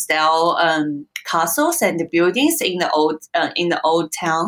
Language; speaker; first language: English; non-native, fluent; Chinese